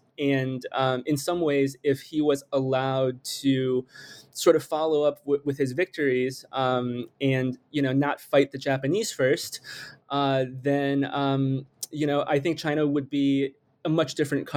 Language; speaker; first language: English; native; English